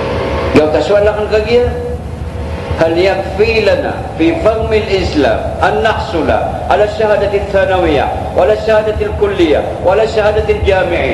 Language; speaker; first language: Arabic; non-native, fluent; Maranao